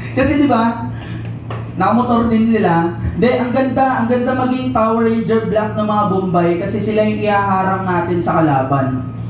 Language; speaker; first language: Filipino; non-native, local second language; Cebuano